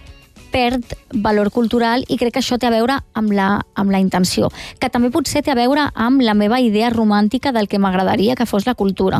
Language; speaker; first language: Catalan; native; Catalan